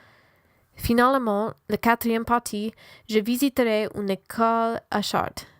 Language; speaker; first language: French; non-native, learner; English